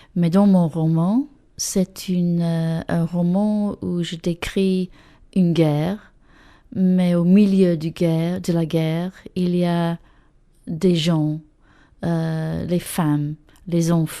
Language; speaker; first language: French; non-native, fluent; English